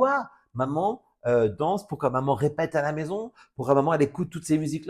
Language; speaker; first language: French; native; French